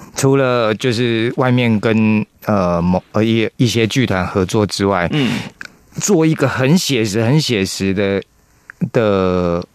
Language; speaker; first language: Chinese; non-native, local second language; Min Nan Chinese